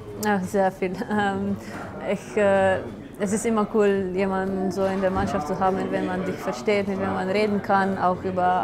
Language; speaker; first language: German; non-native, fluent; Slovenian